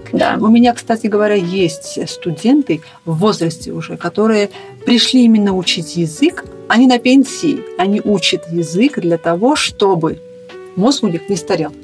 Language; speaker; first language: Russian; non-native, local second language; Armenian